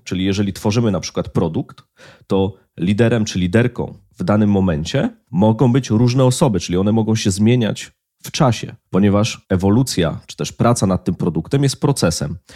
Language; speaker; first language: Polish; native; Polish